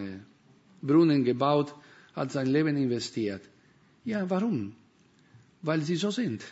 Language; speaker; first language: German; non-native, fluent; Spanish